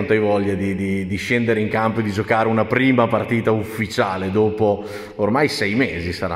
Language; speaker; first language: Italian; native; Italian